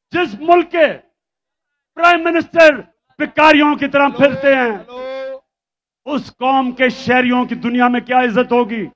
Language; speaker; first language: Urdu; native; Urdu